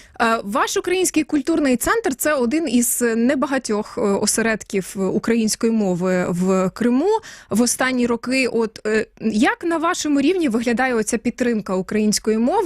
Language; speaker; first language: Ukrainian; native; Ukrainian